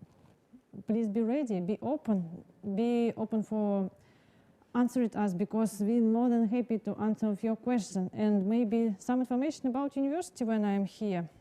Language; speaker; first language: English; non-native, learner; Russian